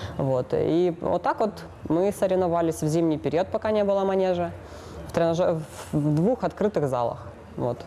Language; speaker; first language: Russian; native; Russian